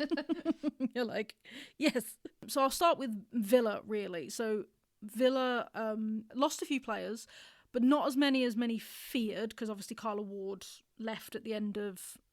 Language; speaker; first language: English; native; English